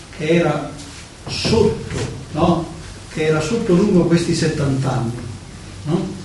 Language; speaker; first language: Italian; native; Italian